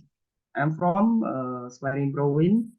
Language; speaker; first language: English; non-native, learner; Khmer